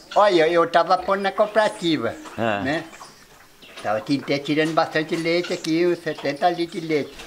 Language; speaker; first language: Portuguese; native; Portuguese